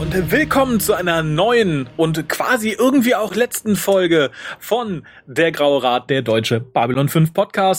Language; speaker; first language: German; native; German